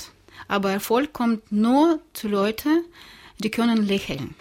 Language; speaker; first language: German; non-native, learner; Russian